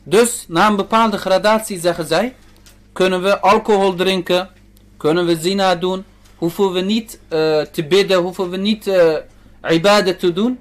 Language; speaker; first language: Dutch; early bilingual, other home language; Turkish